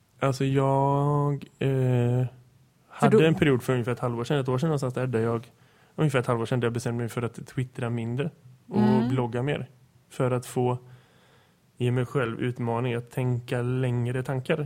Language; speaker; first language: Swedish; native; Swedish